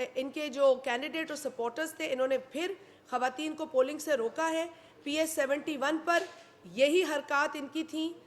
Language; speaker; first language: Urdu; non-native, local second language; Sindhi